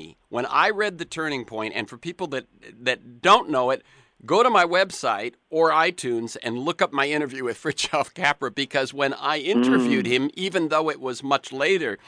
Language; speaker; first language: English; native; English